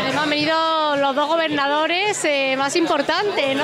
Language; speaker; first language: Spanish; native; Spanish